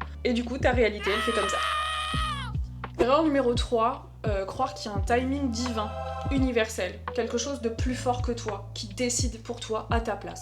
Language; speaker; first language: French; native; French